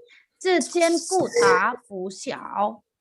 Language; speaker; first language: Chinese; non-native, fluent; Indonesian